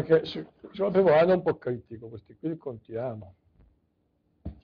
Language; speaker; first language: Italian; native; Italian